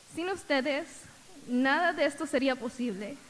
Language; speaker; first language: Spanish; early bilingual, heritage; Spanish